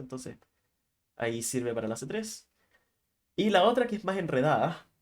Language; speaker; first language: Spanish; native; Spanish